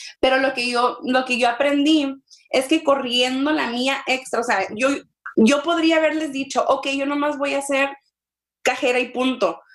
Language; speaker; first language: Spanish; early bilingual, heritage; Spanish